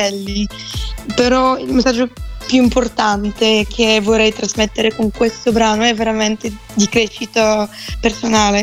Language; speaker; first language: Italian; non-native, fluent; Bulgarian